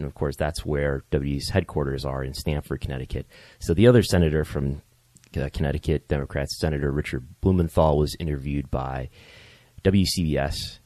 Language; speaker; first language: English; native; English